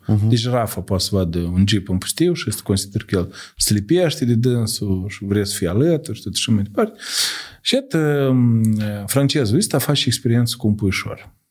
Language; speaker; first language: Romanian; native; Romanian